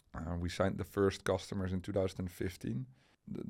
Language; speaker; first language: English; non-native, fluent; Dutch